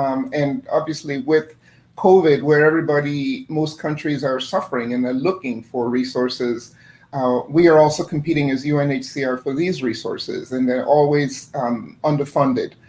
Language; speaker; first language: English; non-native, fluent; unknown